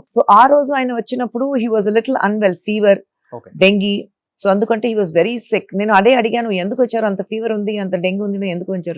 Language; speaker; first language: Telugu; non-native, fluent; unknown